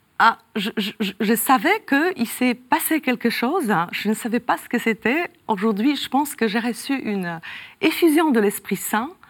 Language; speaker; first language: French; non-native, fluent; Polish